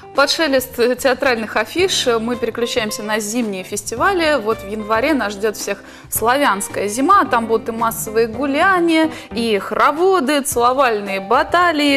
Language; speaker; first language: Russian; native; Russian